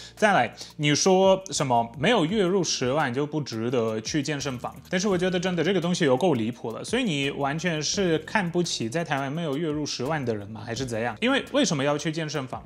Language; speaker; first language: Chinese; non-native, fluent; Polish